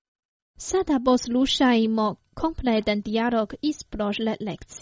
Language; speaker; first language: Croatian; non-native, fluent; Chinese